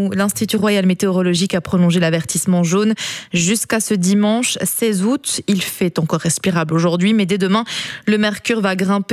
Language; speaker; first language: French; native; French